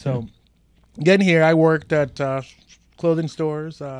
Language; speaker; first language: English; non-native, local second language; Yoruba